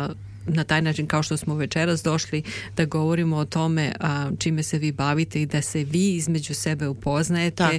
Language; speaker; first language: Serbian; native; Serbian